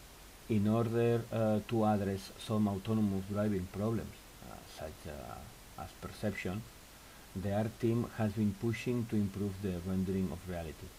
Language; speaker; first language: English; non-native, fluent; Spanish